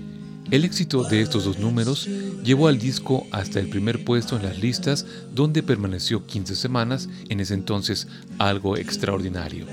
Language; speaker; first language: Spanish; native; Spanish